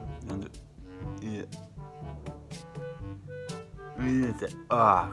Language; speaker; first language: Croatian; non-native, local second language; Hungarian